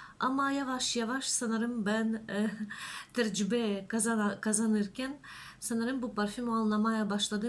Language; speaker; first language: Turkish; non-native, learner; Russian